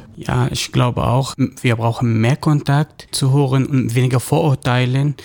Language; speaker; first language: German; non-native, learner; Arabic